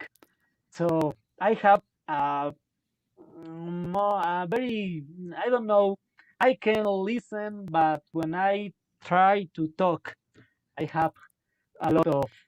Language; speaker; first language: English; non-native, local second language; Spanish